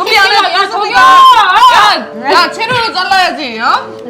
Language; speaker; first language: Korean; non-native, fluent; German